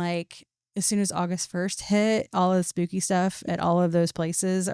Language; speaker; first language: English; native; English